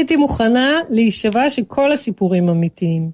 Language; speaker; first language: Hebrew; native; Hebrew